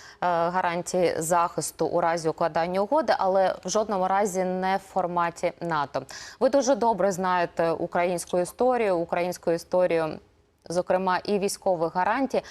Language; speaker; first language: Ukrainian; native; Ukrainian